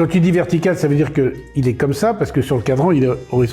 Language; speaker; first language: French; native; French